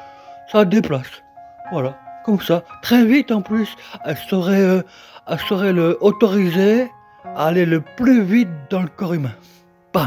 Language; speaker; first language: French; native; French